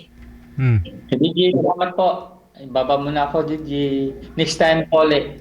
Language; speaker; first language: Filipino; non-native, local second language; Cebuano